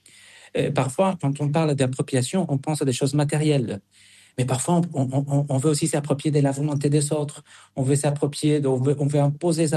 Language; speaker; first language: French; non-native, fluent; Spanish